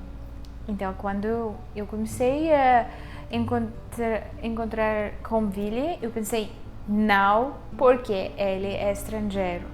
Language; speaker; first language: Portuguese; non-native, fluent; Russian